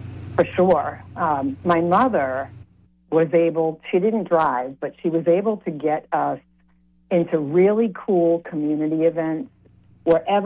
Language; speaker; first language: English; native; English